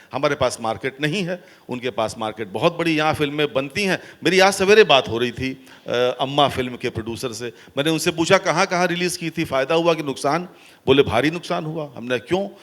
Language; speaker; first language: Hindi; native; Hindi